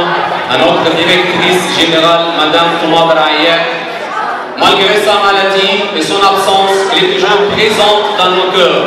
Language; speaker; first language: French; non-native, learner; Arabic